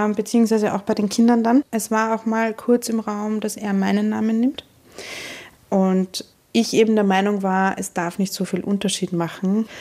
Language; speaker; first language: German; native; German